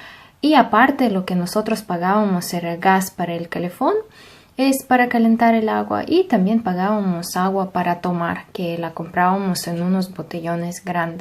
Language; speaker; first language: Spanish; non-native, fluent; Russian